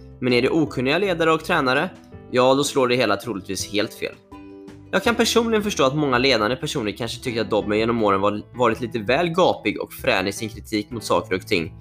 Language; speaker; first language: Swedish; native; Swedish